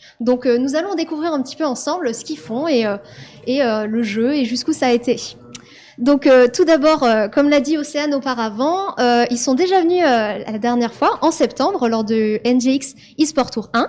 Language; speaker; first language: French; native; French